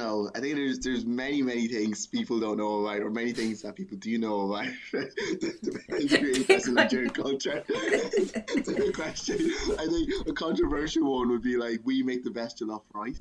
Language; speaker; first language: English; native; English